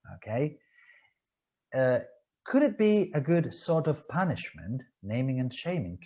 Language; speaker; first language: English; non-native, fluent; Italian